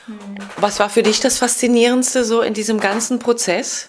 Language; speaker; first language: German; native; German